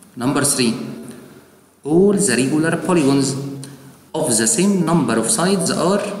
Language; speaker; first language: English; non-native, fluent; Arabic